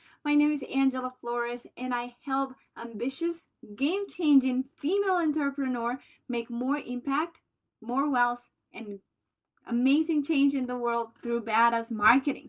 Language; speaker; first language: English; non-native, fluent; Spanish